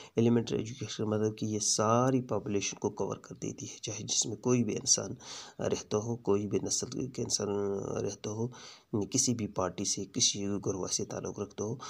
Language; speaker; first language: Urdu; non-native, local second language; Kashmiri